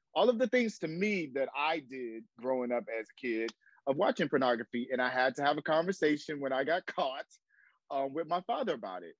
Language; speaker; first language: English; native; English